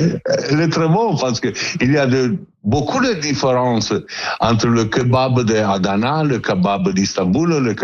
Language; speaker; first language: French; non-native, learner; Italian